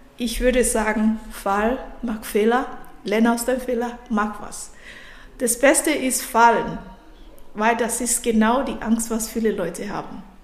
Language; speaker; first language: German; non-native, fluent; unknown